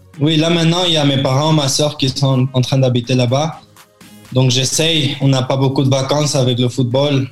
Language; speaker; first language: French; early bilingual, heritage; French